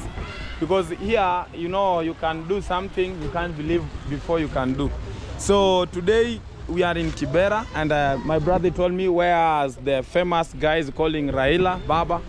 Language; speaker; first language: English; non-native, learner; Swahili